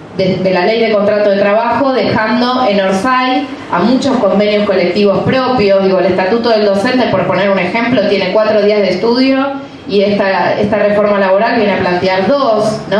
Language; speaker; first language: Spanish; native; Spanish